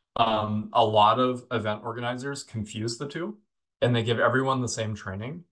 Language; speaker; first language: English; native; English